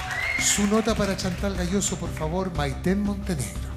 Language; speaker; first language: Spanish; native; Spanish